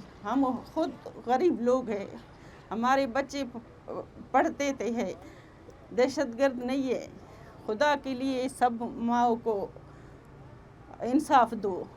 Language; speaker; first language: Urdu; non-native, local second language; Baluchi